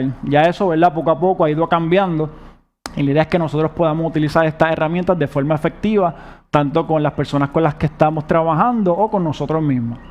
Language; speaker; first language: Spanish; native; Spanish